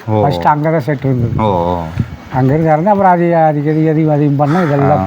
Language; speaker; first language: Tamil; native; Tamil